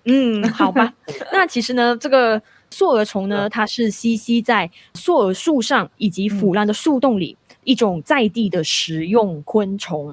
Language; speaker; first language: Chinese; native; Chinese